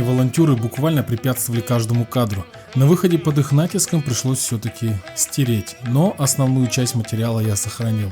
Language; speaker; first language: Russian; native; Russian